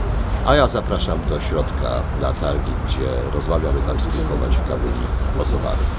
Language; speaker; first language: Polish; native; Polish